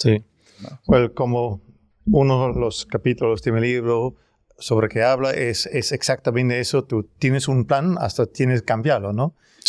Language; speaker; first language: Spanish; non-native, learner; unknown